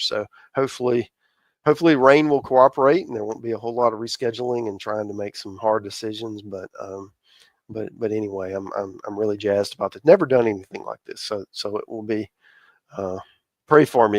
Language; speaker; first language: English; native; English